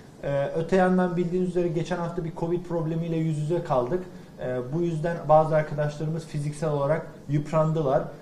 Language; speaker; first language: Turkish; native; Turkish